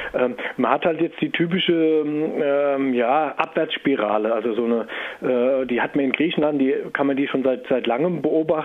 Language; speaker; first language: German; native; German